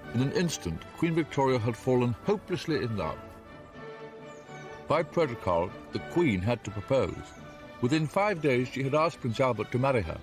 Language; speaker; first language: English; native; English